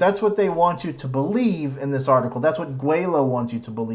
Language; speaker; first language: English; native; English